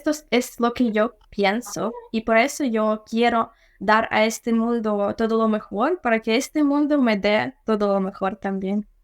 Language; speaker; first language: Spanish; non-native, fluent; Ukrainian